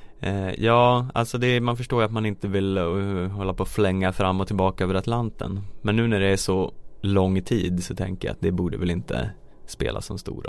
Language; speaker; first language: Swedish; native; Swedish